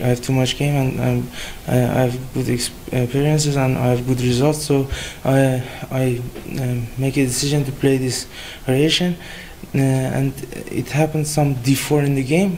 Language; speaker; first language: English; non-native, fluent; Persian